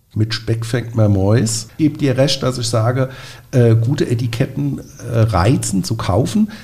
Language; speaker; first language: German; native; German